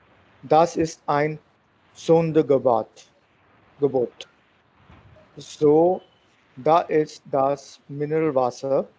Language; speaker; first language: German; non-native, learner; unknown